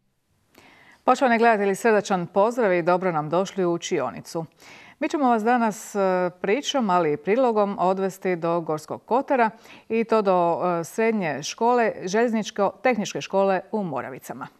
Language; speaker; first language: Croatian; native; Croatian